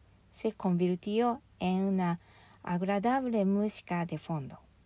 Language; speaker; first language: Spanish; non-native, fluent; Japanese